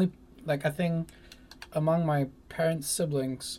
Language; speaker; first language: English; non-native, local second language; Malay